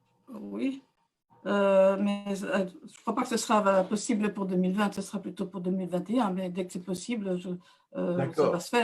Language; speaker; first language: French; native; French